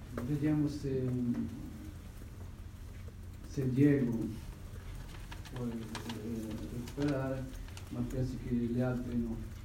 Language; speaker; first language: Italian; non-native, fluent; Portuguese